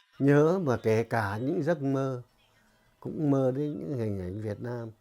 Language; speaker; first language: Vietnamese; native; Vietnamese